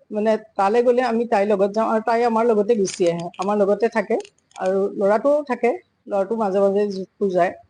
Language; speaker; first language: Assamese; native; Assamese